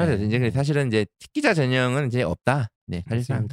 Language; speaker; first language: Korean; native; Korean